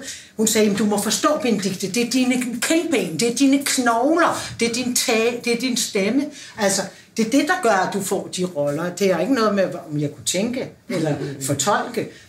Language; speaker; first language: Danish; native; Danish